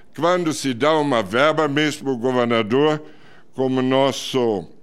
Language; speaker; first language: Portuguese; non-native, fluent; German